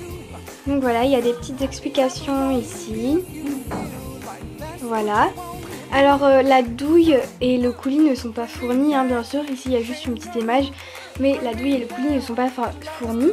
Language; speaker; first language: French; native; French